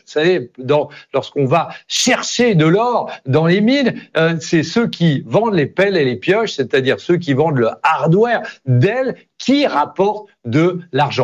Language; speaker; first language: French; native; French